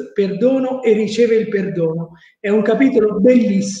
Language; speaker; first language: Italian; native; Italian